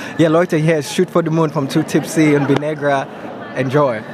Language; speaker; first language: German; non-native, learner; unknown